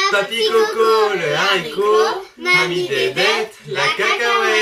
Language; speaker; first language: French; native; French